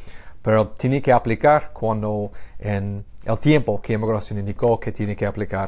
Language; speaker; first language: Spanish; non-native, fluent; English